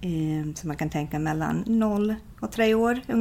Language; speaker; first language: Swedish; non-native, fluent; English